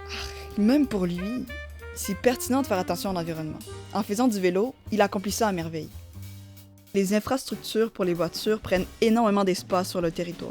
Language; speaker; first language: French; native; French